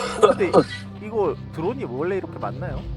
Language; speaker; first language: Korean; native; Korean